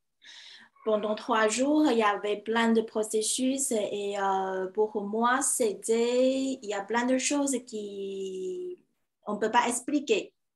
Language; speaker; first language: French; non-native, fluent; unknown